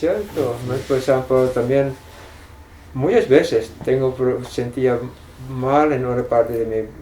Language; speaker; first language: Spanish; non-native, fluent; English